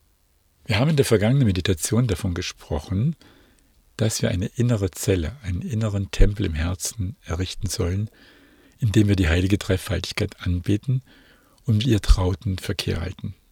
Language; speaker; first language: German; native; German